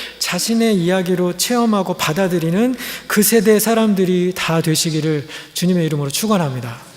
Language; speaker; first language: Korean; native; Korean